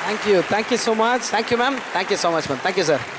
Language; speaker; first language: Tamil; native; Tamil